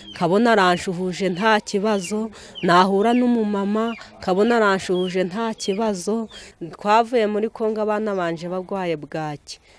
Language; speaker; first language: Kinyarwanda; native; Kinyarwanda